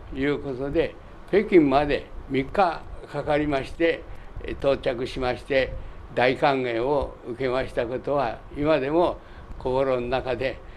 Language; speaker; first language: Japanese; native; Japanese